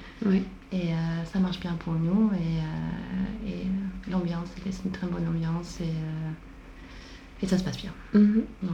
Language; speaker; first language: French; non-native, fluent; Swedish